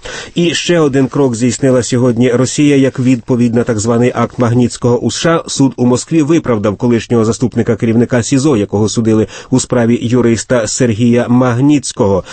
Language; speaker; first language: Ukrainian; native; Ukrainian